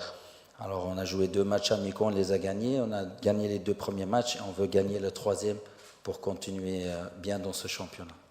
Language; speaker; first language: French; non-native, fluent; Arabic